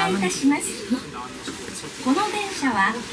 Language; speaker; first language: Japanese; non-native, learner; Korean